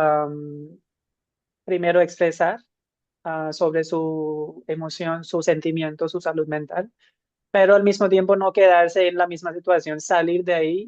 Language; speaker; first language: Spanish; non-native, fluent; Hindi